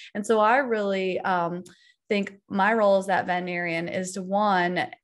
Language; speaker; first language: English; native; English